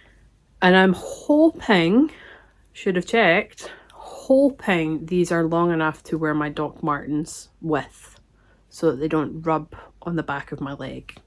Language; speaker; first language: English; native; English